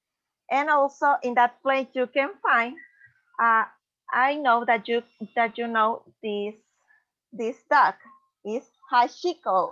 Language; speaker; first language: English; non-native, learner; Spanish